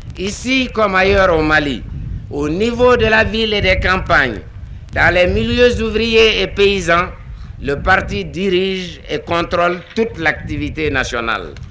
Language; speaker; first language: French; non-native, local second language; Bambara